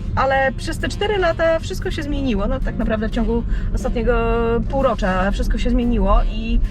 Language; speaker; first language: Polish; native; Polish